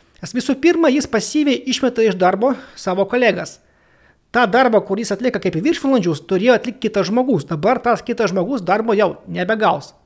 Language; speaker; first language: Lithuanian; non-native, local second language; Russian